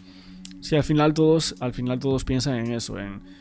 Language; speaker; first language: Spanish; native; Spanish